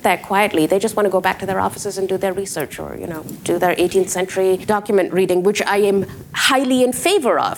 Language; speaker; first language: English; non-native, local second language; Urdu